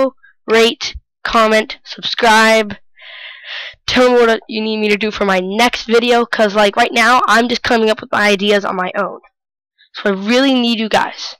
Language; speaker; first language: English; native; English